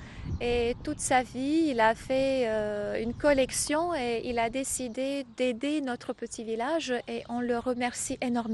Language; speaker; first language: French; non-native, fluent; Croatian